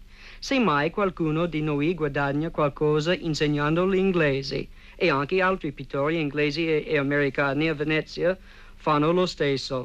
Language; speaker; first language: Italian; non-native, fluent; English